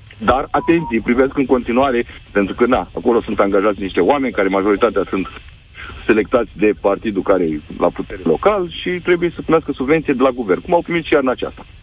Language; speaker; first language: Romanian; native; Romanian